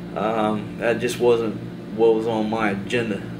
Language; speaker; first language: English; native; English